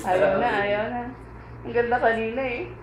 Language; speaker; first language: Filipino; non-native, local second language; Cebuano